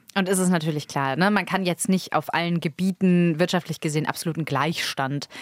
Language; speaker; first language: German; native; German